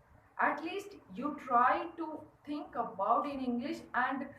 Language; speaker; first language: English; non-native, learner; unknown